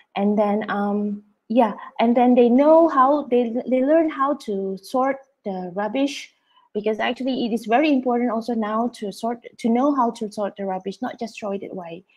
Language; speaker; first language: English; non-native, fluent; Indonesian